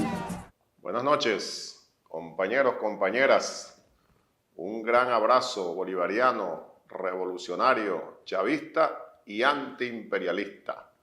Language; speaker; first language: Spanish; native; Spanish